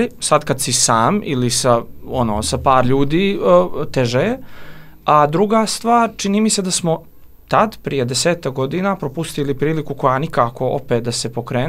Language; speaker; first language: Serbian; native; Serbian